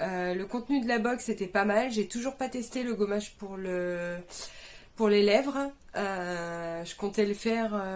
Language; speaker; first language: French; native; French